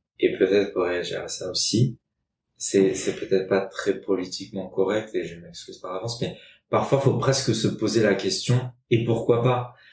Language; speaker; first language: French; native; French